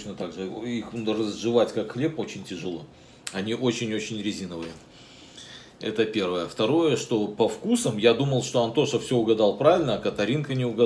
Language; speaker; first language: Russian; native; Russian